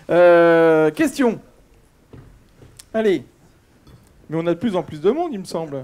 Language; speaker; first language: French; native; French